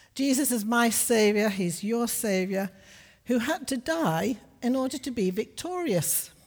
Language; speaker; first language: English; native; English